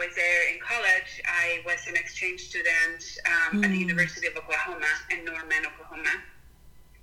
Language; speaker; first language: English; non-native, fluent; Spanish